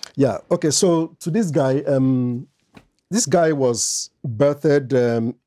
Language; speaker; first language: English; non-native, local second language; Igbo